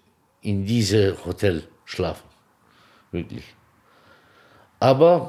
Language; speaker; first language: German; non-native, local second language; Turkish